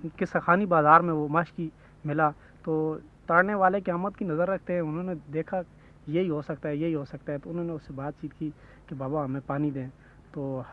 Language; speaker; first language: Urdu; non-native, local second language; Punjabi